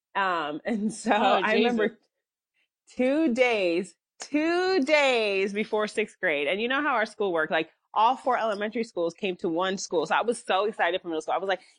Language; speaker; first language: English; early bilingual, other home language; Yoruba